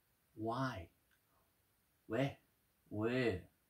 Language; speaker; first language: Korean; non-native, learner; Italian